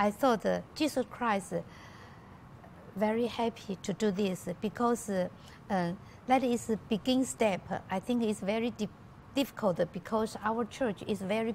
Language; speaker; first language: English; non-native, learner; Chinese